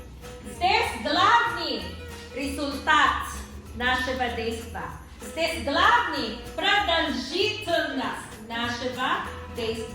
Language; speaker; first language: Russian; non-native, local second language; Tajik